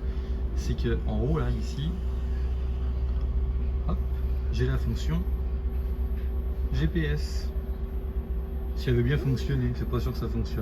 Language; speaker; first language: French; native; French